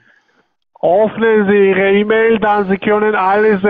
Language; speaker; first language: German; non-native, learner; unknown